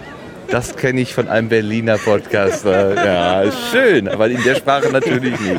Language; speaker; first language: German; native; German